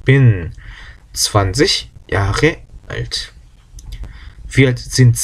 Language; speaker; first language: German; non-native, fluent; Korean